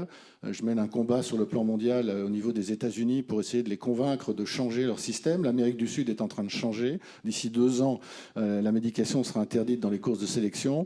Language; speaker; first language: French; native; French